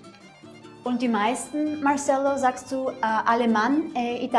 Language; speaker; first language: German; native; German